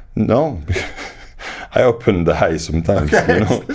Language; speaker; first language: English; non-native, fluent; French